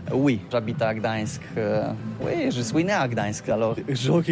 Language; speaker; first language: French; non-native, learner; Polish